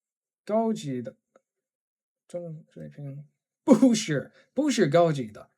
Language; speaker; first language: Chinese; non-native, learner; English